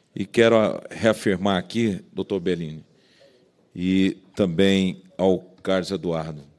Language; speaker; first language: Portuguese; native; Portuguese